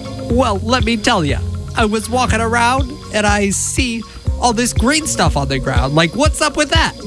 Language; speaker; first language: English; native; English